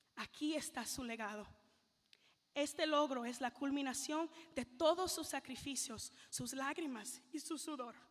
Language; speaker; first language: Spanish; early bilingual, other home language; English